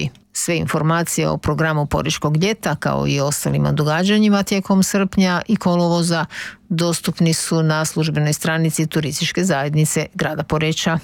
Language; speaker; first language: Croatian; native; Croatian